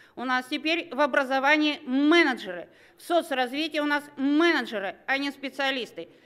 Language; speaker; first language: Russian; native; Russian